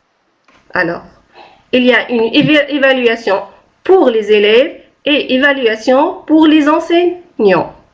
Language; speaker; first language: French; non-native, local second language; Arabic